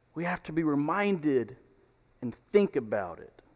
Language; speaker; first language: English; native; English